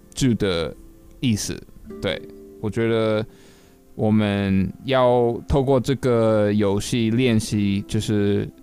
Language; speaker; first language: Chinese; non-native, fluent; English